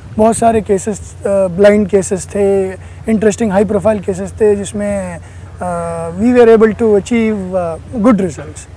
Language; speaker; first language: Hindi; non-native, fluent; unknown